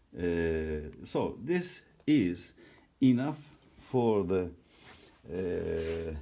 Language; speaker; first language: English; non-native, learner; Turkish